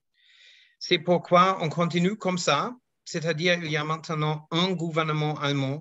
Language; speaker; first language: French; non-native, fluent; German